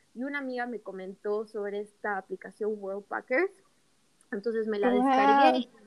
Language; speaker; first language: Spanish; native; Spanish